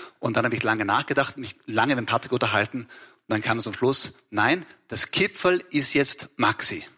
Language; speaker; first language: German; native; German